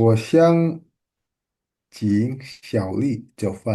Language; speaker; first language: Chinese; non-native, learner; Indonesian